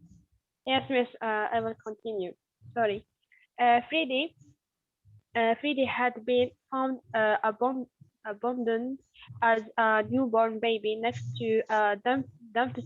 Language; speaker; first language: English; non-native, learner; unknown